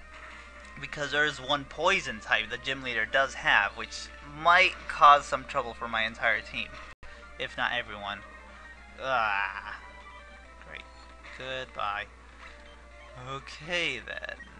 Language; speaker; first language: English; native; English